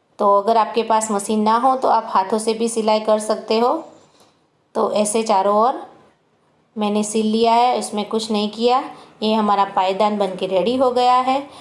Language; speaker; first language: Hindi; non-native, local second language; Gujarati